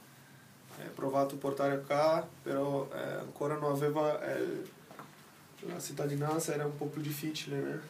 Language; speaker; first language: Italian; non-native, learner; Portuguese